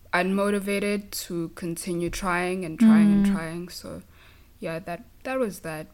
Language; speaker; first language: English; non-native, local second language; Zulu